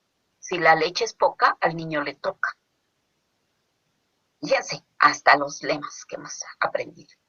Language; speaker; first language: Spanish; native; Spanish